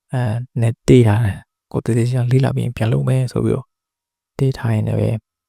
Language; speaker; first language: Burmese; native; Burmese